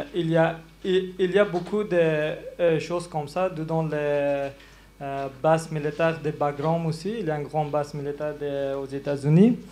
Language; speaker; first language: French; non-native, learner; Persian